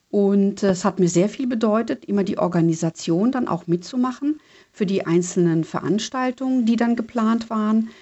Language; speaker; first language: German; native; German